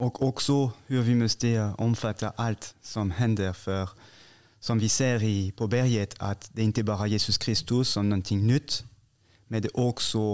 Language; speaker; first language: Swedish; non-native, fluent; French